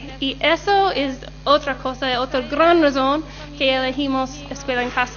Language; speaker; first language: Spanish; non-native, learner; English